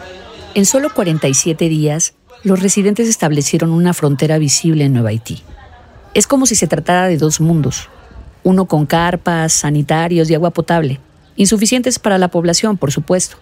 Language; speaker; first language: Spanish; native; Spanish